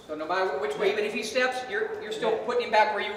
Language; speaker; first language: English; native; English